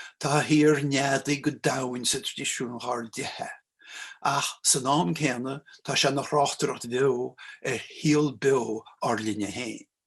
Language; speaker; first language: Irish; native; Irish